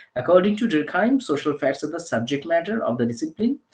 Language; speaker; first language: English; non-native, local second language; Bangla